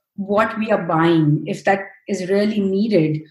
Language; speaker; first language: English; non-native, local second language; Hindi